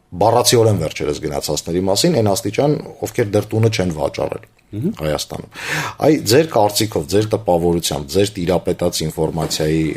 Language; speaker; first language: Armenian; native; Armenian